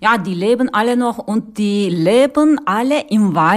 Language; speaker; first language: German; non-native, learner; Turkish